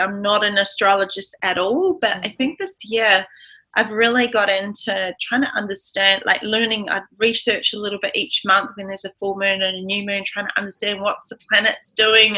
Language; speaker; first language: English; native; English